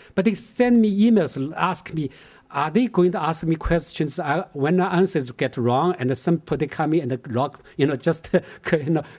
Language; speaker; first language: English; non-native, fluent; Chinese